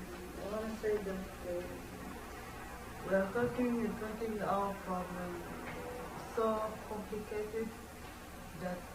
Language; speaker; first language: English; non-native, learner; Amharic